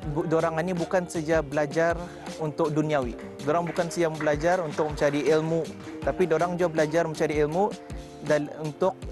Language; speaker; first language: Malay; native; Malay